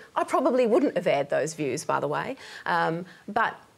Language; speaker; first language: English; native; English